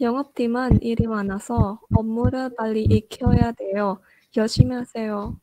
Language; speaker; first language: Korean; non-native, learner; Indonesian